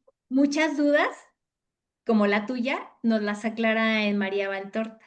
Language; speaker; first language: Spanish; native; Spanish